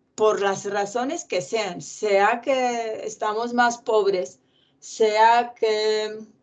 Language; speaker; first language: Spanish; non-native, fluent; Czech